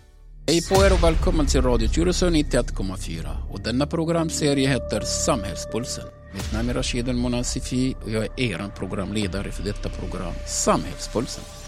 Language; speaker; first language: Swedish; non-native, fluent; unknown